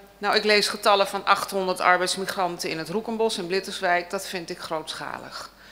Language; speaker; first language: Dutch; native; Dutch